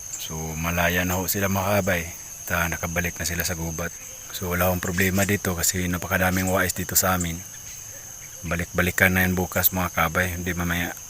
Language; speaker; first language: Filipino; non-native, local second language; Cebuano